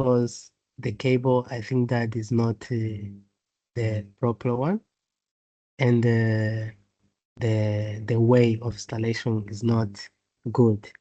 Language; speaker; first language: English; non-native, learner; Portuguese